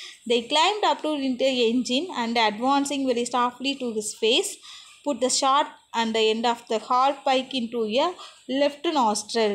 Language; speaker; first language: English; non-native, local second language; Tamil